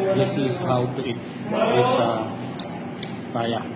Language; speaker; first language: English; non-native, learner; Filipino